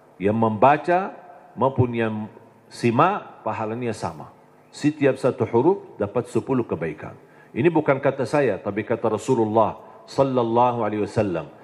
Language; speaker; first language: Indonesian; non-native, fluent; Arabic